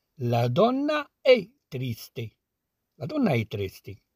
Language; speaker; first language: Italian; non-native, fluent; Arabic